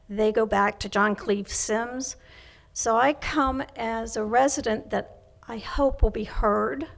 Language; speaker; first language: English; native; English